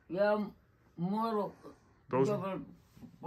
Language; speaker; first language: English; non-native, learner; Nepali